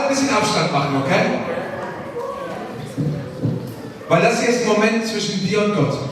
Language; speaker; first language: German; native; German